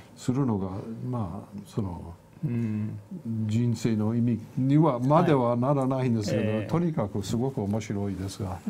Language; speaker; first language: Japanese; non-native, fluent; English